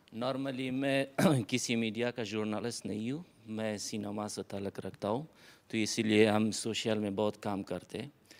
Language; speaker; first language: Hindi; non-native, fluent; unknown